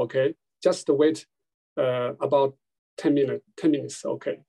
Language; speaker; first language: English; non-native, learner; Chinese